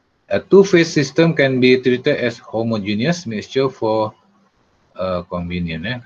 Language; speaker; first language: English; non-native, local second language; Malay